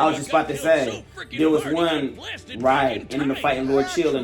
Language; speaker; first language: English; native; English